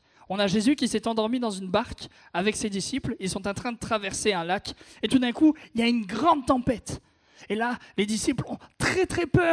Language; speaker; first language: French; native; French